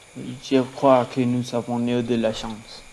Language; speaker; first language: French; non-native, learner; Spanish